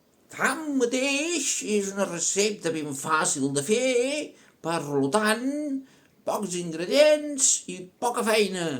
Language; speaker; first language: Catalan; non-native, local second language; Spanish